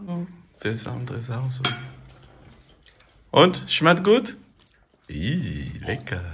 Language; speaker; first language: German; non-native, learner; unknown